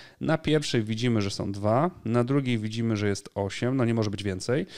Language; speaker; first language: Polish; native; Polish